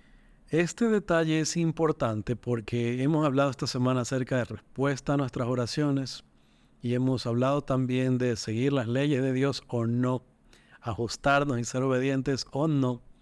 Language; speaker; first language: Spanish; native; Spanish